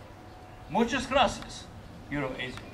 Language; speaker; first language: Spanish; non-native, learner; English